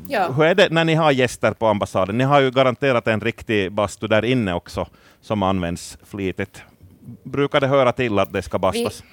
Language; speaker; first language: Swedish; native; Swedish